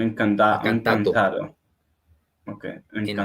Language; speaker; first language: Spanish; non-native, learner; Arabic